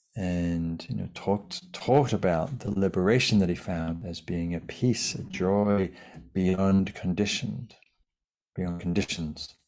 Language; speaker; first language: English; native; English